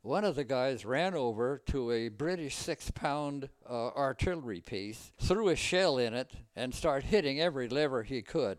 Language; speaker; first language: English; native; English